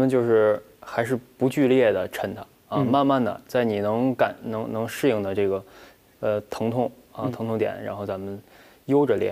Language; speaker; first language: Chinese; native; Chinese